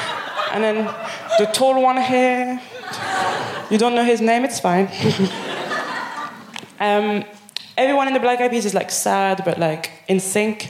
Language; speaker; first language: English; non-native, fluent; French